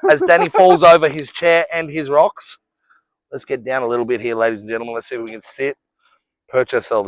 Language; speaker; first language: English; native; English